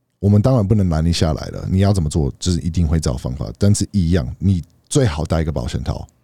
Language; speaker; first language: Chinese; native; Chinese